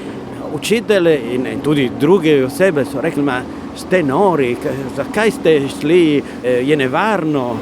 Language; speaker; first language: Slovenian; non-native, learner; Italian